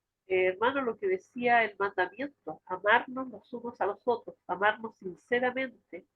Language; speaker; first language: Spanish; native; Spanish